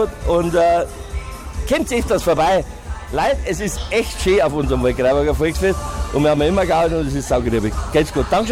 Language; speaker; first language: German; native; German